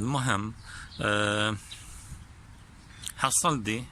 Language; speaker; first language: Arabic; native; Arabic